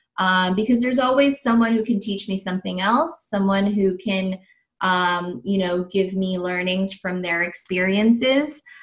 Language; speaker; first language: English; early bilingual, other home language; Filipino